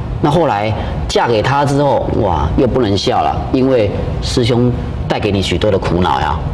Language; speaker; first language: Chinese; native; Chinese